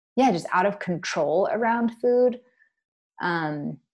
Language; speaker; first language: English; native; English